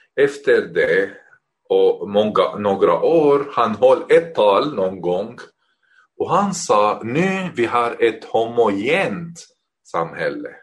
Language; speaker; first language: Swedish; non-native, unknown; Arabic